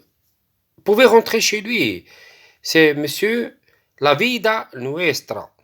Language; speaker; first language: French; non-native, local second language; Arabic